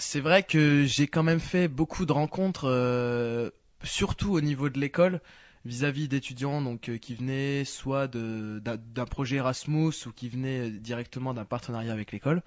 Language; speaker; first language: French; native; French